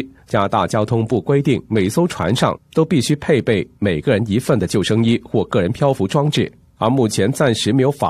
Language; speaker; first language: Chinese; native; Chinese